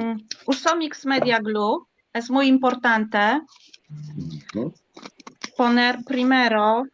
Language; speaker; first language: Spanish; non-native, learner; Polish